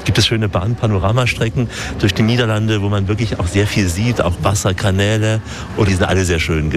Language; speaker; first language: German; native; German